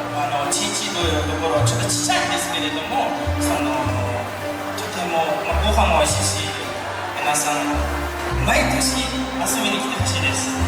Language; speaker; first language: Japanese; non-native, local second language; Mongolian